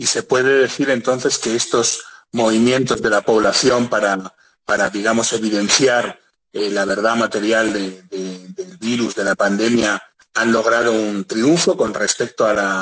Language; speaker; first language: Spanish; native; Spanish